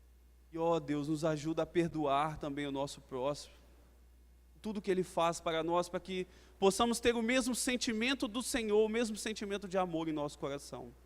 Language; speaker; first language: Portuguese; native; Portuguese